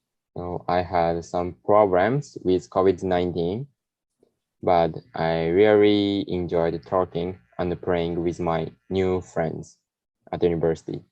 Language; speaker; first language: English; non-native, learner; Japanese